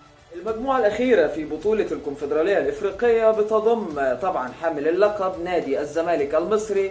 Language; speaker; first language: Arabic; native; Arabic